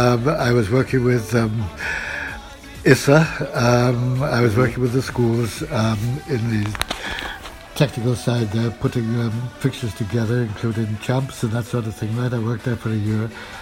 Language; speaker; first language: English; native; English